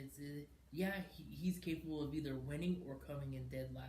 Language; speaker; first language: English; native; English